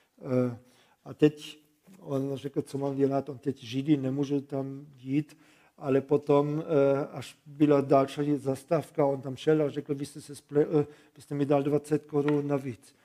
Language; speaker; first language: Czech; non-native, fluent; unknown